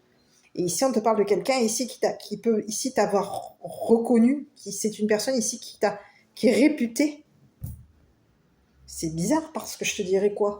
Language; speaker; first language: French; native; French